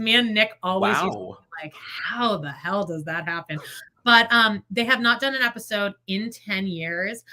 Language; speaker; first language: English; native; English